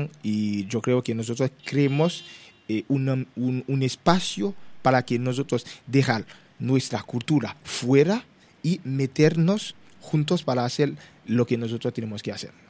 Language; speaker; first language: Spanish; non-native, learner; Haitian Creole